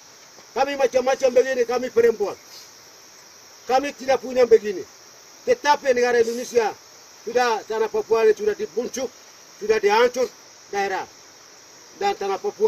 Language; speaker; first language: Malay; non-native, local second language; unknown